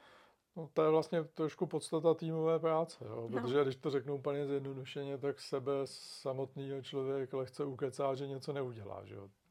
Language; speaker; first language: Czech; native; Czech